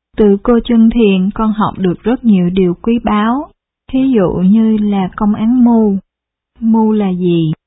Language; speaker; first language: Vietnamese; early bilingual, heritage; Vietnamese